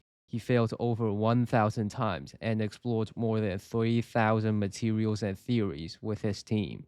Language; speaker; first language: English; native; English